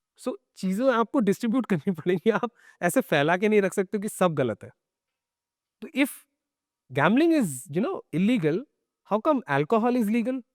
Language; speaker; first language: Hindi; non-native, local second language; Bangla